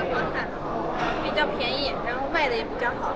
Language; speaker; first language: Chinese; native; Chinese